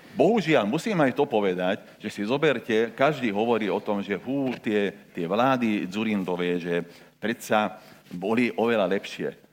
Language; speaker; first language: Slovak; non-native, local second language; Hungarian